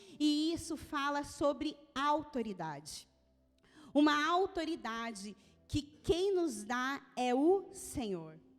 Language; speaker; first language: Portuguese; native; Portuguese